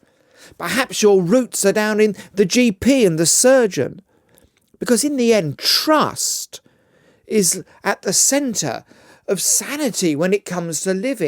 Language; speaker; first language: English; native; English